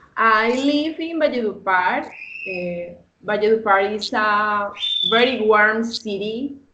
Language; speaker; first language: English; non-native, learner; Spanish